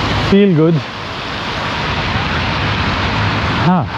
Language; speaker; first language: English; non-native, learner; Hindi